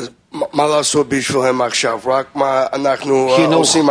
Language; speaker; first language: Hebrew; non-native, learner; English